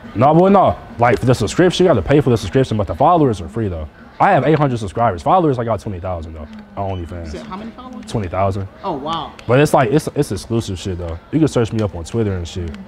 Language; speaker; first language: English; native; English